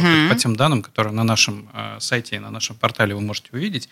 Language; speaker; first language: Russian; native; Russian